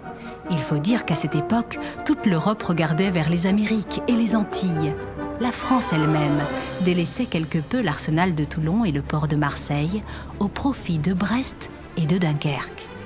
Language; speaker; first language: French; native; French